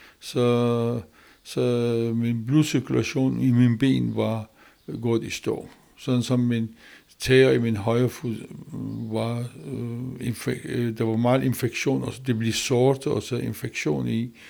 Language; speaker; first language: Danish; non-native, learner; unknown